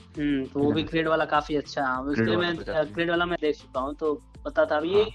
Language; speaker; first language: Hindi; native; Hindi